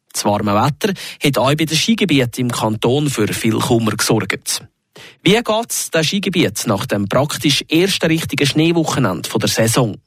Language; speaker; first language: German; native; German